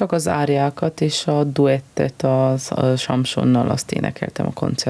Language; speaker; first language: Hungarian; non-native, local second language; Romanian